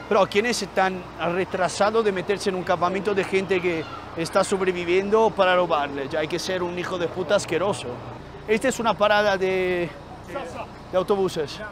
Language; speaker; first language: Spanish; non-native, fluent; Italian